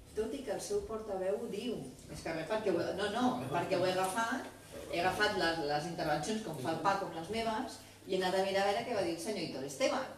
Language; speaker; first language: Catalan; non-native, local second language; Spanish